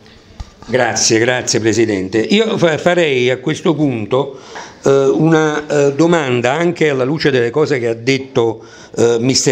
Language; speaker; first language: Italian; native; Italian